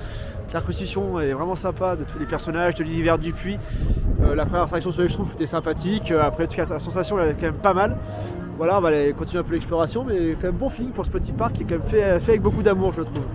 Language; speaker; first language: French; native; French